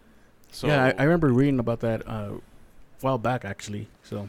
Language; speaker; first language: English; native; English